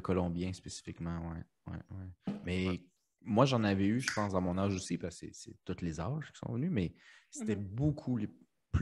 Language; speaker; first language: French; early bilingual, other home language; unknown